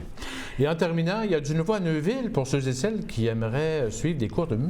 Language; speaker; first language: French; native; French